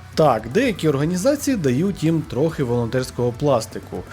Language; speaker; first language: Ukrainian; native; Ukrainian